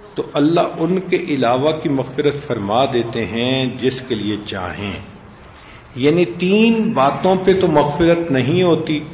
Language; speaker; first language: Urdu; non-native, local second language; Punjabi